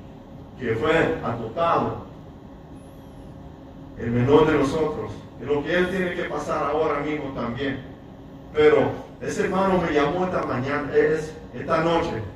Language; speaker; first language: Spanish; early bilingual, heritage; English